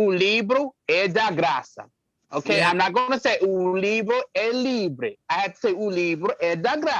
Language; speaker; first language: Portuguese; non-native, fluent; English